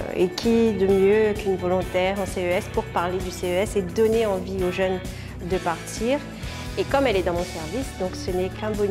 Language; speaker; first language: French; native; French